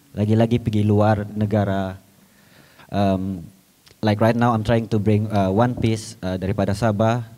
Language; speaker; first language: Malay; native; Malay